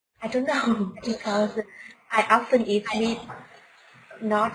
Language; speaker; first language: English; non-native, learner; Vietnamese